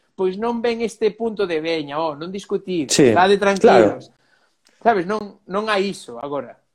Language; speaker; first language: Galician; non-native, local second language; Spanish